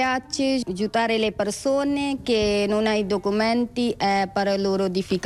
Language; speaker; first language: Italian; non-native, learner; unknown